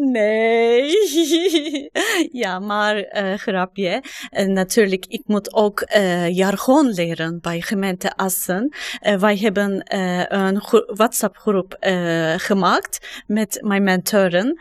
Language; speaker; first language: Dutch; non-native, learner; Turkish